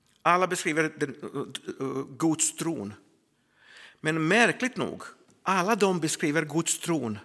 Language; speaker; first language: Swedish; non-native, fluent; Croatian